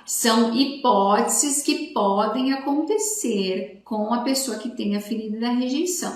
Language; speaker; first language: Portuguese; native; Portuguese